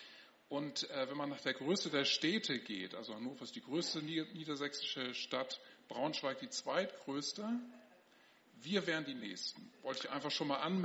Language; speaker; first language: German; native; German